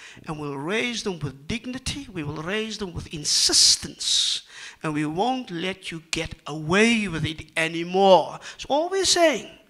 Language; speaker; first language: English; non-native, local second language; Afrikaans